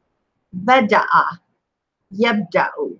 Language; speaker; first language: Arabic; non-native, fluent; English